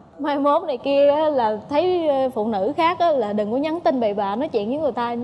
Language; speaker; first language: Vietnamese; native; Vietnamese